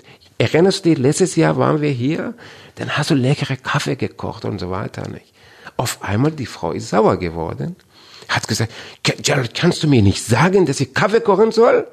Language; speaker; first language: German; non-native, fluent; Persian